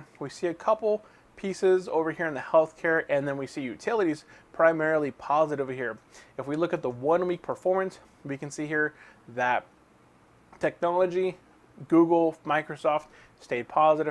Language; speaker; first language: English; native; English